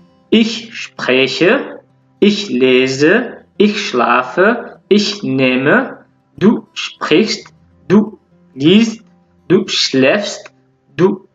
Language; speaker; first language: German; non-native, fluent; French